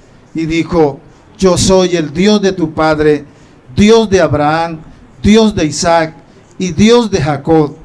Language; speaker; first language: Spanish; native; Spanish